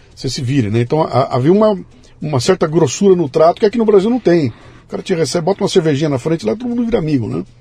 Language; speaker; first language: Portuguese; native; Portuguese